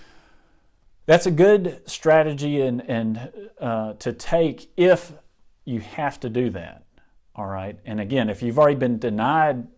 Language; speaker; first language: English; native; English